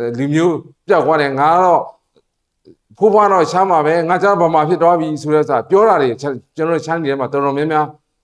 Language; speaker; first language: Burmese; non-native, local second language; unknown